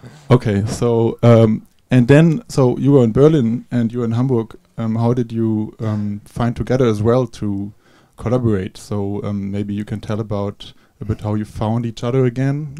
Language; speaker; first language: English; non-native, fluent; German